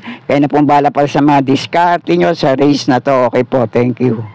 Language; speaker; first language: Filipino; native; Filipino